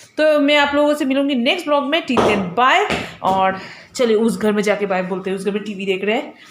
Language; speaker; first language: Hindi; non-native, local second language; Bangla